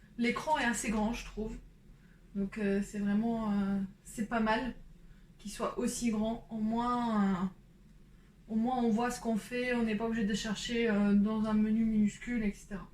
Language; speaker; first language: French; early bilingual, other home language; Polish